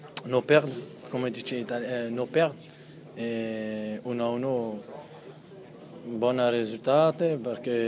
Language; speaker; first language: Italian; non-native, learner; French